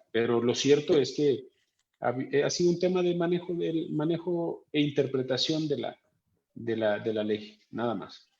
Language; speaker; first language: Spanish; native; Spanish